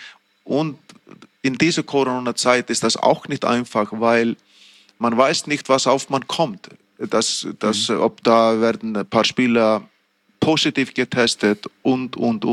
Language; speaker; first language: German; non-native, fluent; Icelandic